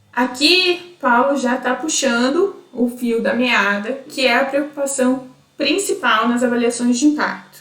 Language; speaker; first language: Portuguese; native; Portuguese